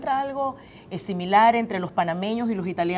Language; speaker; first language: Spanish; native; Spanish